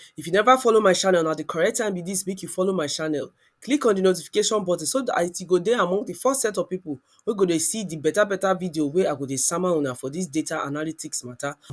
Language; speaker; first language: Nigerian Pidgin; non-native, local second language; Yoruba